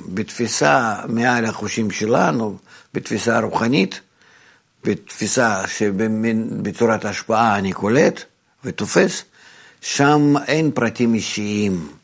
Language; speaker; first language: Hebrew; non-native, fluent; Russian